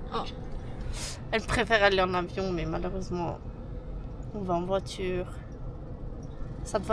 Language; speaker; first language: French; early bilingual, other home language; Turkish